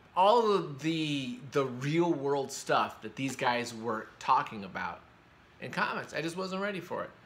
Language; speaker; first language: English; early bilingual, other home language; Spanish